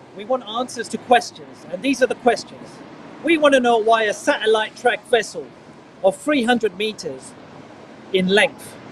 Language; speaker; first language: English; non-native, local second language; Morisyen